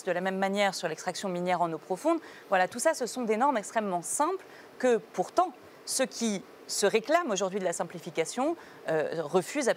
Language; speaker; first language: French; native; French